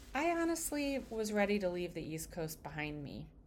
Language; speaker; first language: English; native; English